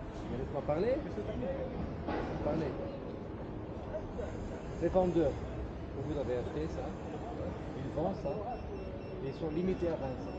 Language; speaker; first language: French; non-native, local second language; Dutch